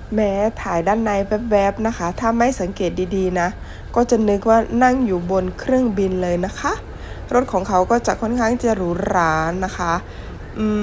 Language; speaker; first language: Thai; non-native, local second language; Northern Khmer